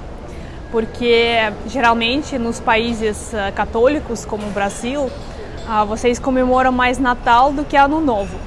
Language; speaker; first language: Portuguese; non-native, fluent; Russian